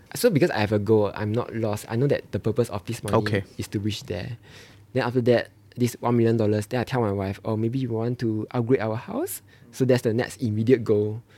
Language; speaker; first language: English; non-native, local second language; Chinese